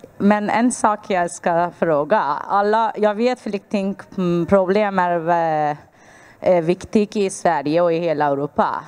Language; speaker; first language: Swedish; non-native, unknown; Persian